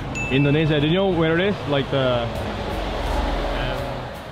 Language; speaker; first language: English; non-native, fluent; Indonesian